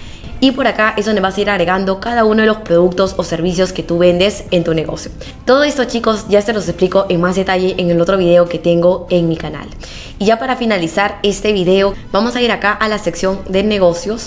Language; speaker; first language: Spanish; native; Spanish